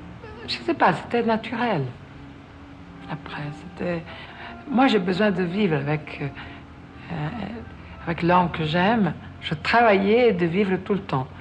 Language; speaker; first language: French; non-native, fluent; Italian